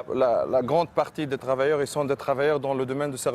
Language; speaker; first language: French; non-native, local second language; Arabic